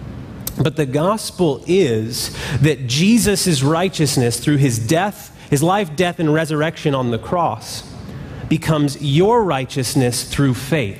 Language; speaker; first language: English; native; English